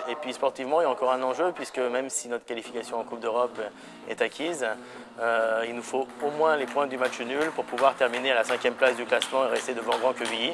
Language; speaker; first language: French; native; French